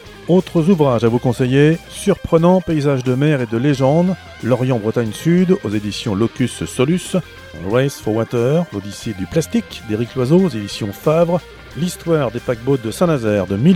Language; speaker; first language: French; native; French